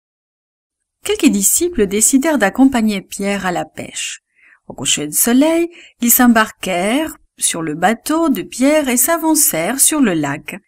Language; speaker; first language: French; native; French